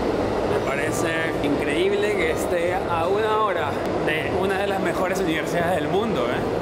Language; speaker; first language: Spanish; native; Spanish